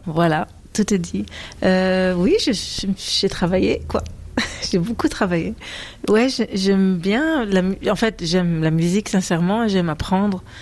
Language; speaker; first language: French; early bilingual, heritage; French